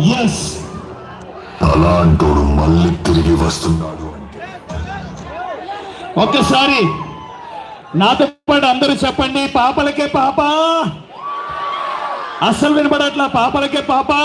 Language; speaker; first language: Telugu; native; Telugu